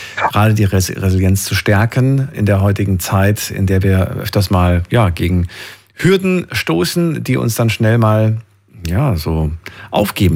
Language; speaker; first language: German; native; German